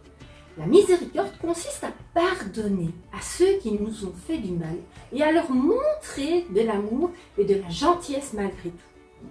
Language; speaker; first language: French; native; French